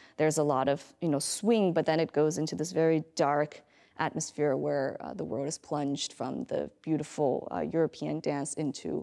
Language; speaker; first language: English; native; English